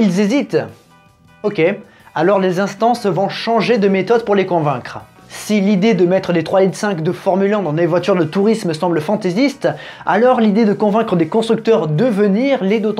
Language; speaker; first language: French; native; French